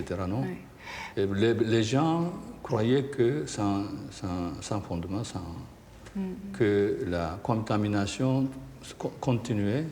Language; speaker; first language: French; non-native, fluent; Japanese